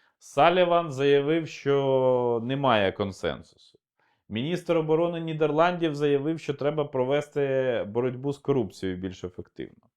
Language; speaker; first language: Ukrainian; native; Ukrainian